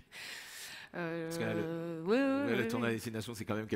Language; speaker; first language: French; native; French